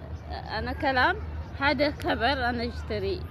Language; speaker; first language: Arabic; non-native, learner; Amharic